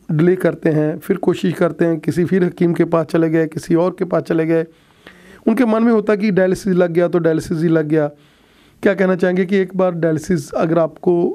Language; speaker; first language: Hindi; non-native, local second language; Punjabi